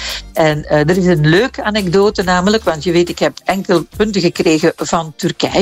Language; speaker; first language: Dutch; native; Dutch